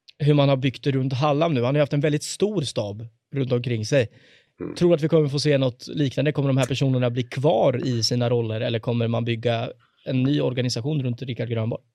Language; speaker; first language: Swedish; native; Swedish